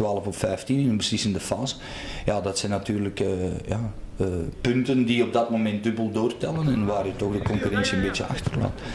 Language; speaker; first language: Dutch; native; Dutch